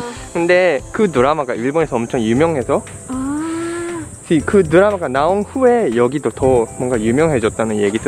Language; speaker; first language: Korean; non-native, fluent; Japanese